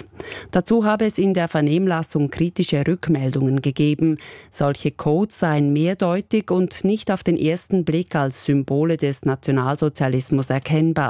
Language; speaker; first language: German; native; German